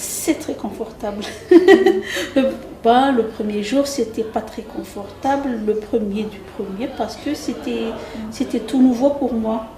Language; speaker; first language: French; non-native, local second language; Malagasy